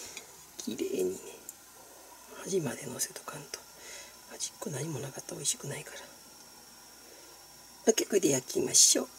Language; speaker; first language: Japanese; native; Japanese